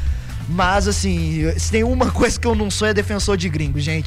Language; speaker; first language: Portuguese; native; Portuguese